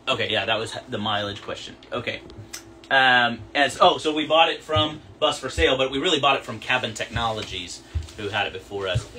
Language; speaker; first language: English; native; English